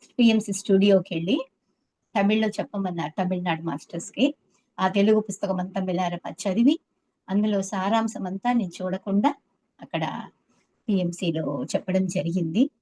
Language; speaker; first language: Telugu; native; Telugu